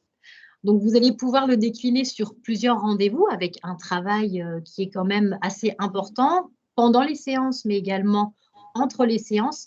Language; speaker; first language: French; native; French